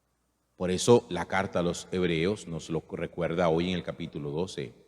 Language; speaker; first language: Spanish; native; Spanish